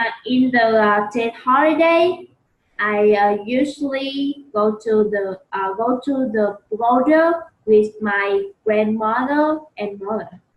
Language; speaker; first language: English; non-native, learner; Vietnamese